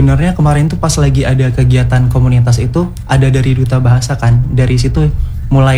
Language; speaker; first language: Indonesian; non-native, local second language; Javanese